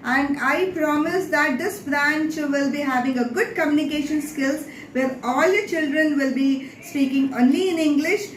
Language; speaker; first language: English; non-native, local second language; Telugu